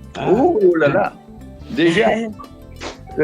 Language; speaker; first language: French; non-native, fluent; Dutch